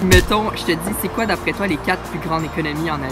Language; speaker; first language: French; native; French